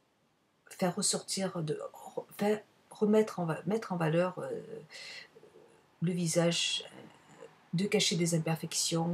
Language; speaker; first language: French; native; French